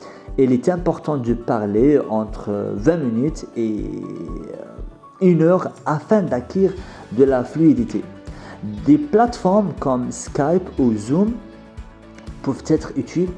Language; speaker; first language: French; non-native, fluent; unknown